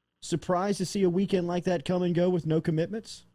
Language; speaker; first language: English; native; English